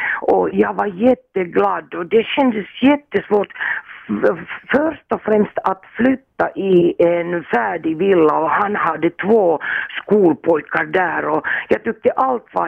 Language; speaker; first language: Swedish; non-native, fluent; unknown